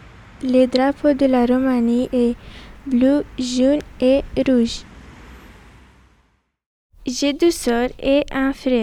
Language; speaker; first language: French; non-native, learner; Romanian